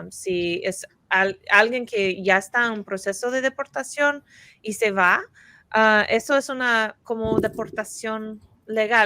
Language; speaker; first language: Spanish; non-native, fluent; English